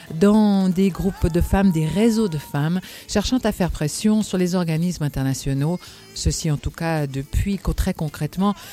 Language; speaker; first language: French; native; French